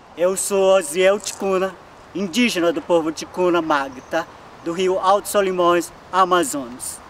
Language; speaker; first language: Portuguese; non-native, local second language; Ticuna